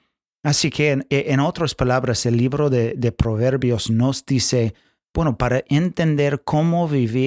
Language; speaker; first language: Spanish; non-native, fluent; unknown